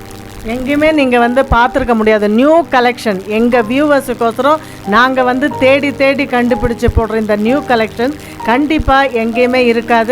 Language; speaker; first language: Tamil; native; Tamil